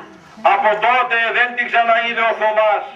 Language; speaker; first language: Greek; native; Greek